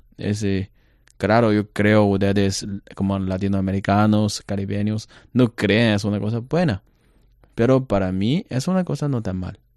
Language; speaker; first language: Spanish; non-native, learner; Chinese